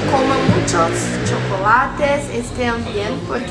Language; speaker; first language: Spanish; non-native, fluent; Portuguese